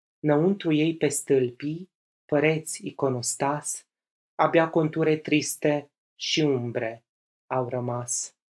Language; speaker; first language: Romanian; native; Romanian